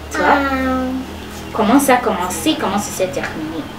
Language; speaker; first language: French; non-native, local second language; Kinyarwanda